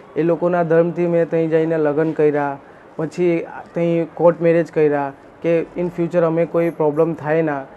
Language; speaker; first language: Gujarati; non-native, local second language; Hindi